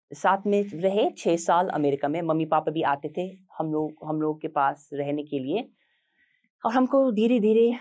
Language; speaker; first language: Hindi; non-native, fluent; English